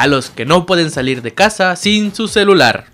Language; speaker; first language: Spanish; native; Spanish